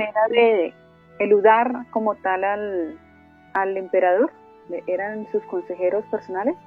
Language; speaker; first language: Spanish; native; Spanish